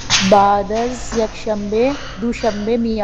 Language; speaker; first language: Persian; non-native, learner; Urdu